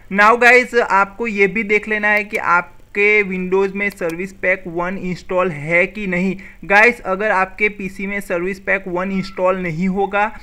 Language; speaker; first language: Hindi; non-native, local second language; Gujarati